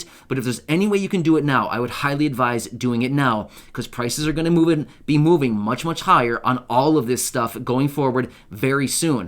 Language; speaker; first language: English; native; English